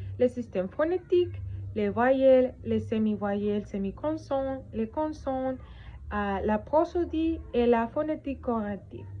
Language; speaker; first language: French; non-native, learner; Spanish